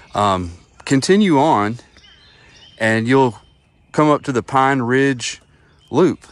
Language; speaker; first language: English; native; English